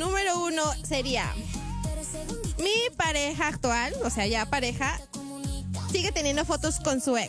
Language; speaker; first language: Spanish; native; Spanish